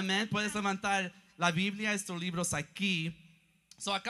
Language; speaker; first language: Spanish; early bilingual, heritage; English